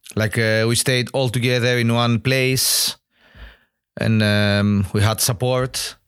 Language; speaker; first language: English; non-native, learner; Greek